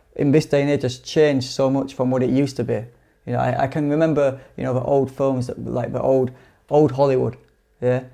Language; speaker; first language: English; native; English